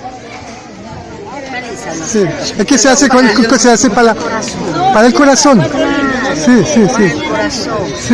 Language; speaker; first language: Spanish; non-native, learner; French